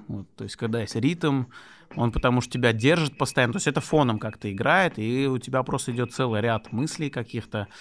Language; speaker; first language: Russian; non-native, local second language; Lezghian